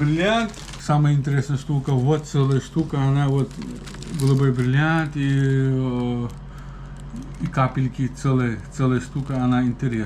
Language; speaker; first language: Russian; non-native, learner; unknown